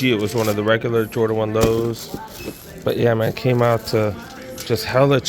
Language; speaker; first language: English; native; English